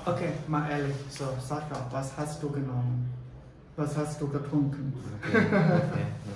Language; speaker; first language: German; non-native, fluent; Chinese